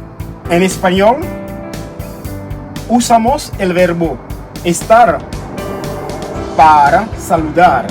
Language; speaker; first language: Spanish; non-native, fluent; Haitian Creole